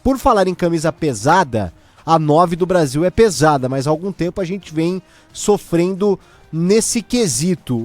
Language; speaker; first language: Portuguese; native; Portuguese